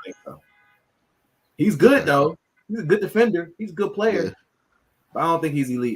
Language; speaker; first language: English; native; English